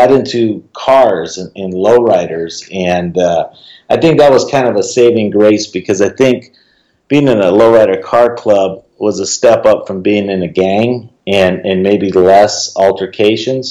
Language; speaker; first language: English; native; English